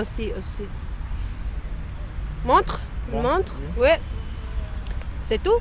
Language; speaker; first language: French; non-native, local second language; Arabic